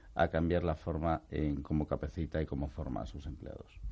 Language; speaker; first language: Spanish; native; Spanish